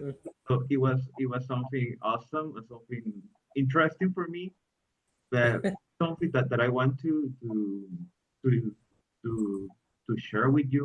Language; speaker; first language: English; non-native, learner; Spanish